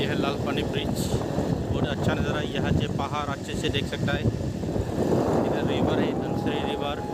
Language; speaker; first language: Hindi; non-native, local second language; Bodo